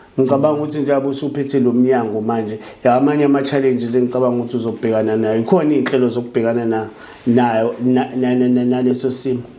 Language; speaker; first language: Zulu; native; Zulu